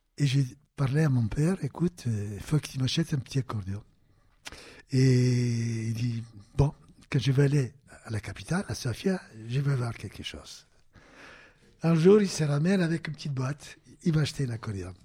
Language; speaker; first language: French; non-native, fluent; Bulgarian